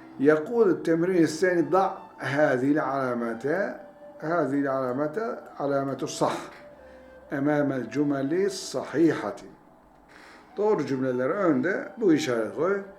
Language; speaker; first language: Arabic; non-native, fluent; Turkish